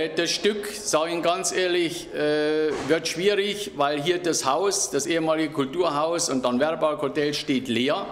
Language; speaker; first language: German; native; German